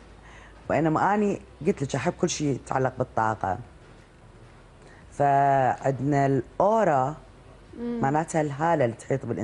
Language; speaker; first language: Arabic; native; Arabic